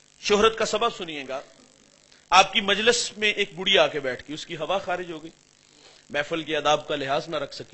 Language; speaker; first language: Urdu; non-native, local second language; Punjabi